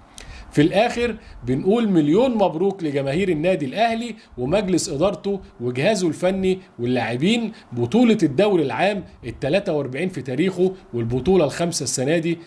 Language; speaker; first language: Arabic; native; Arabic